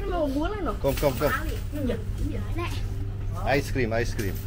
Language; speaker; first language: English; non-native, learner; Turkish